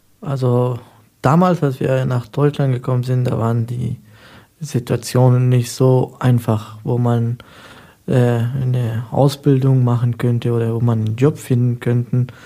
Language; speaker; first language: German; non-native, fluent; Persian